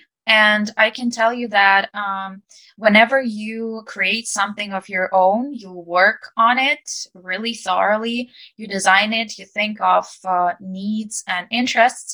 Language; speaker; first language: English; non-native, fluent; Ukrainian